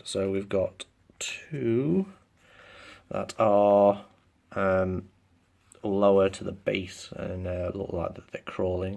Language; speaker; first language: English; native; English